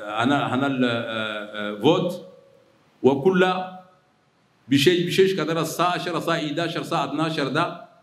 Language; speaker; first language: Arabic; native; Arabic